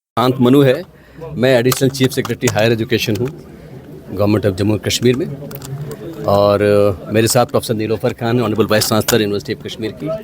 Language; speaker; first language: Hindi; native; Hindi